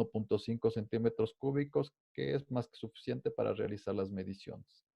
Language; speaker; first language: Spanish; native; Spanish